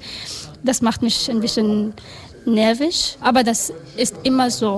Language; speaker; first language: German; non-native, learner; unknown